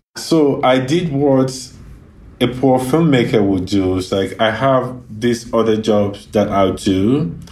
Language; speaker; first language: English; non-native, local second language; Yoruba